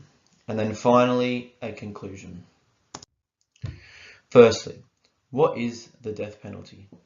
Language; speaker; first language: English; native; English